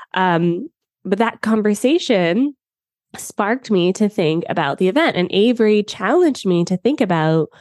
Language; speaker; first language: English; native; English